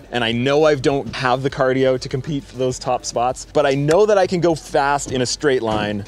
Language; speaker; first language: English; native; English